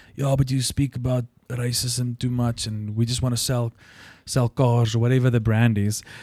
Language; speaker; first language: English; non-native, local second language; Afrikaans